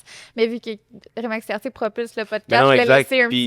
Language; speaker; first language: French; native; French